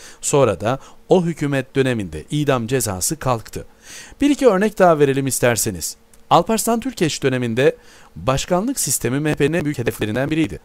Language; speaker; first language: Turkish; native; Turkish